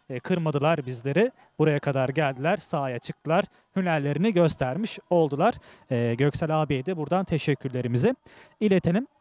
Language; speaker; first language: Turkish; native; Turkish